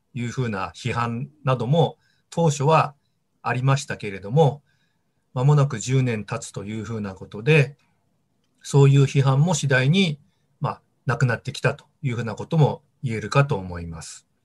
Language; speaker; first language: Japanese; native; Japanese